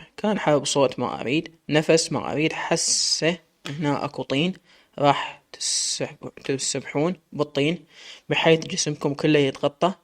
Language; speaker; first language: Arabic; native; Arabic